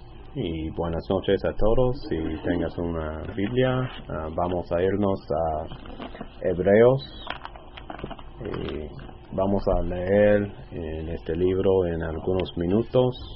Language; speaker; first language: Spanish; non-native, fluent; English